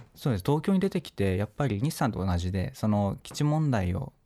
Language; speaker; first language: Japanese; native; Japanese